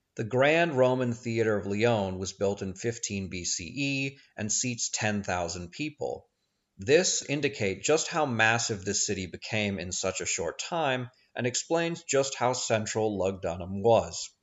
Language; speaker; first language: English; native; English